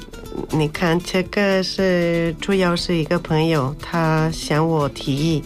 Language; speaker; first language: Chinese; non-native, learner; Spanish